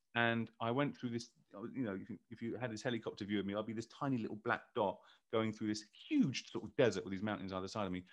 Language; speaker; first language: English; native; English